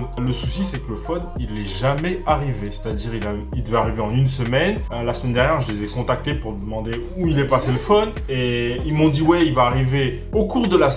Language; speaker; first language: French; native; French